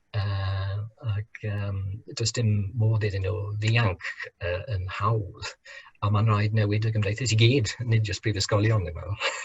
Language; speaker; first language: Welsh; non-native, fluent; English